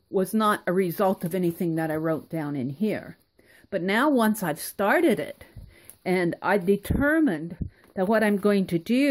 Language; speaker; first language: English; native; English